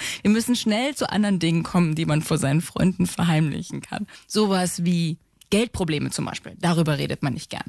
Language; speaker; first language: German; native; German